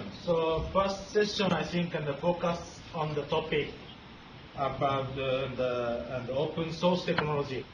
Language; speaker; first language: English; non-native, fluent; Japanese